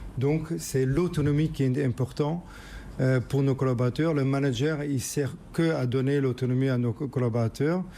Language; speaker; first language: French; non-native, fluent; Dutch